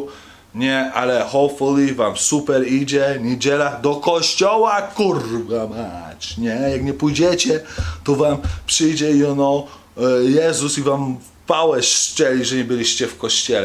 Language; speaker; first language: Polish; early bilingual, heritage; Polish